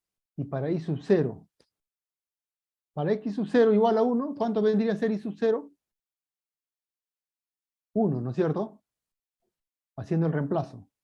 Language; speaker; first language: Spanish; native; Spanish